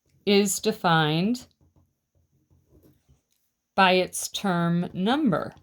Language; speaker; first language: English; native; English